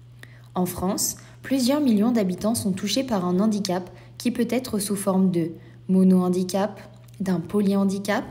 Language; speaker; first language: French; native; French